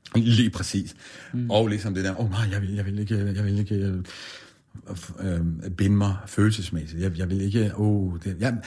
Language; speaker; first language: Danish; non-native, fluent; Persian